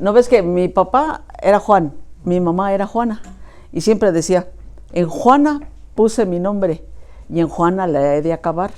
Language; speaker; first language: Spanish; native; Spanish